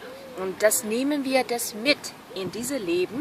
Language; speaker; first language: German; non-native, fluent; Burmese